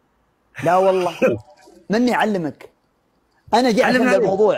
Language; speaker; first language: Arabic; native; Arabic